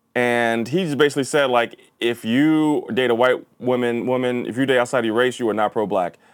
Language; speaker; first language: English; native; English